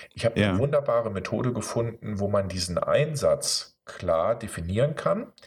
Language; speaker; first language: German; native; German